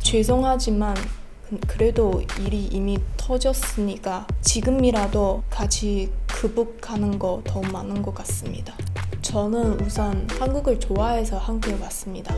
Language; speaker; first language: Korean; non-native, learner; Chinese